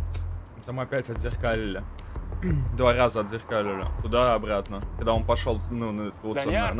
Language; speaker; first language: Russian; native; Russian